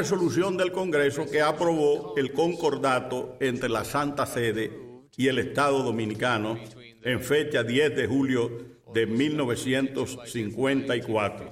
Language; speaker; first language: Spanish; native; Spanish